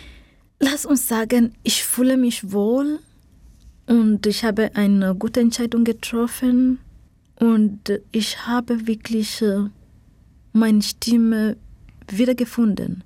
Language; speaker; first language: German; non-native, learner; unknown